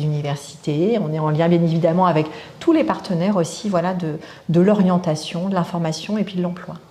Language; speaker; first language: French; native; French